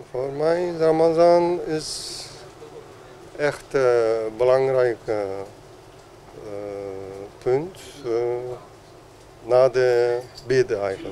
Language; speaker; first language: Dutch; non-native, learner; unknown